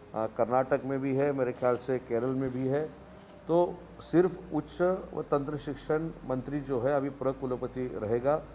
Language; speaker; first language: Hindi; non-native, local second language; Marathi